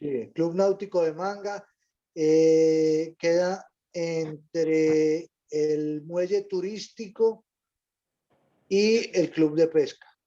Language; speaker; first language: Spanish; native; Spanish